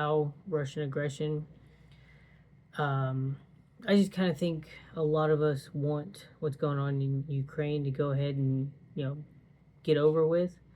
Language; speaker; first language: English; native; English